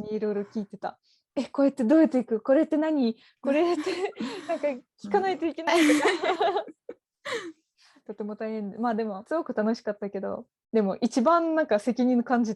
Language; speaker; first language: Japanese; non-native, fluent; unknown